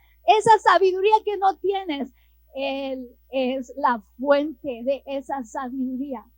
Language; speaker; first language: Spanish; native; Spanish